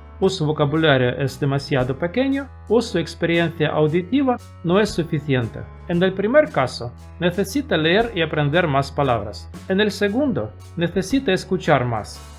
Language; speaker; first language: Spanish; non-native, fluent; Russian